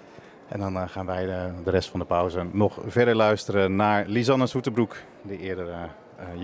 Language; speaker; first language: Dutch; native; Dutch